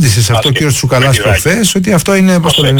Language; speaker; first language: Greek; native; Greek